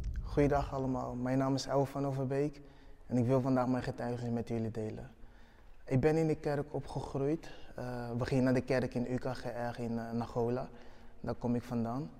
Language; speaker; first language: Dutch; non-native, fluent; Portuguese